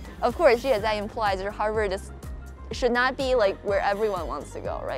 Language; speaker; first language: English; non-native, fluent; Chinese